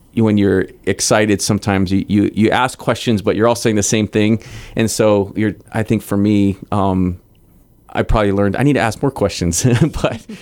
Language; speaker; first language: English; native; English